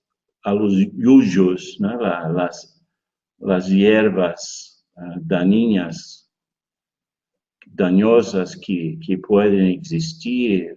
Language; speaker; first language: Spanish; non-native, fluent; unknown